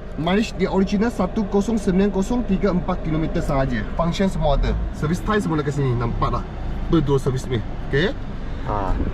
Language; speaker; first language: Malay; non-native, local second language; Chinese